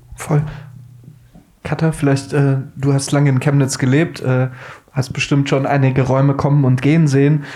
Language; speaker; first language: German; native; German